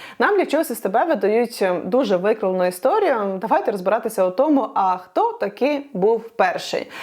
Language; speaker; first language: Ukrainian; non-native, local second language; Russian